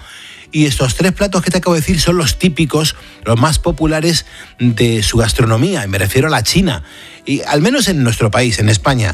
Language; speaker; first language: Spanish; native; Spanish